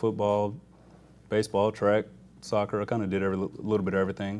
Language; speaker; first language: English; native; English